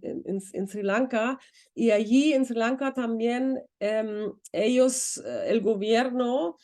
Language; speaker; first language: Spanish; non-native, fluent; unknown